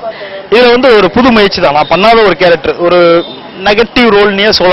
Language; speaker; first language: Tamil; native; Tamil